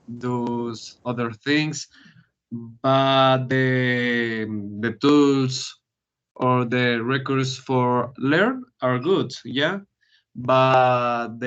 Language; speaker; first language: English; non-native, learner; Spanish